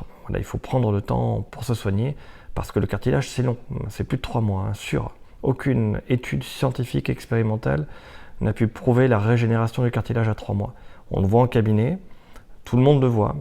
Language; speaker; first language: French; native; French